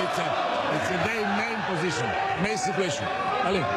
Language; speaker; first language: English; non-native, learner; Italian